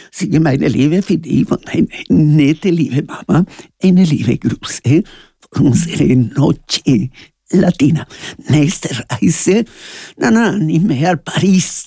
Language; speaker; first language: German; non-native, learner; Spanish